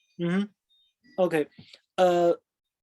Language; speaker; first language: English; non-native, fluent; Chinese